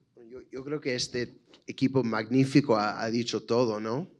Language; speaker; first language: Spanish; non-native, fluent; English